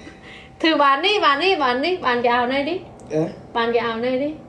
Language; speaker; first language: Vietnamese; native; Vietnamese